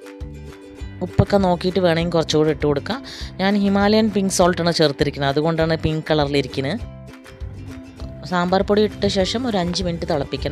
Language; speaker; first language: Malayalam; native; Malayalam